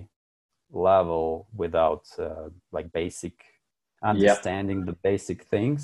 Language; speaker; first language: English; non-native, fluent; Russian